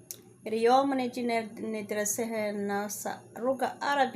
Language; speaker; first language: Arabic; non-native, fluent; Rundi